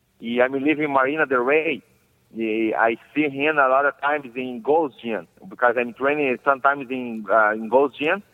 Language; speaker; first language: English; non-native, learner; Portuguese